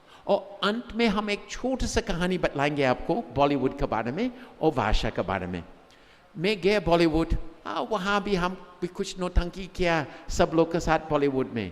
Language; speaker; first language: Hindi; non-native, fluent; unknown